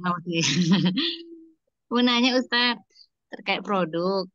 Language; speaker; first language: Malay; native; Malay